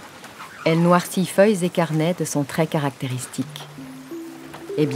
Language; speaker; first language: French; native; French